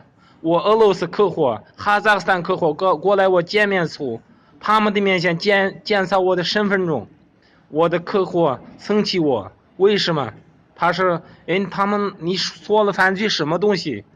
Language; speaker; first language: Chinese; non-native, local second language; Kazakh